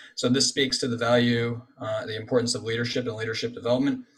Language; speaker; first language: English; native; English